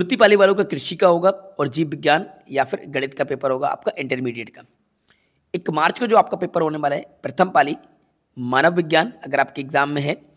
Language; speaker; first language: Hindi; native; Hindi